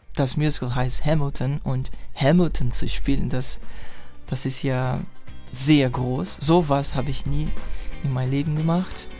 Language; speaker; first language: German; non-native, fluent; Portuguese